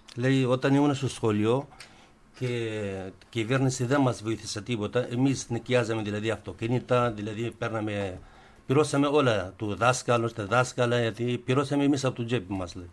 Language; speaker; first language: Greek; non-native, learner; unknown